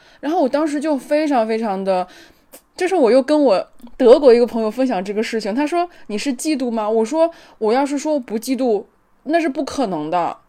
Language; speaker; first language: Chinese; native; Chinese